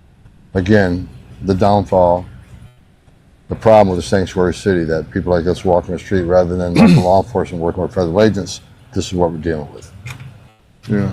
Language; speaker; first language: English; native; English